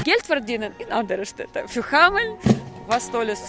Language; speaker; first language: German; non-native, learner; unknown